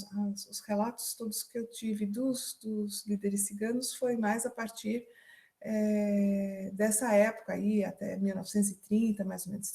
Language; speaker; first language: Portuguese; native; Portuguese